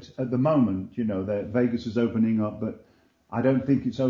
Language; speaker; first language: English; native; English